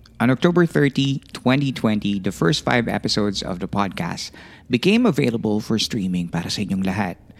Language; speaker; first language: English; non-native, local second language; Filipino